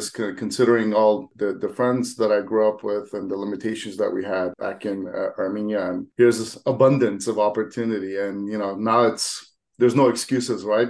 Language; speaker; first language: English; early bilingual, other home language; Armenian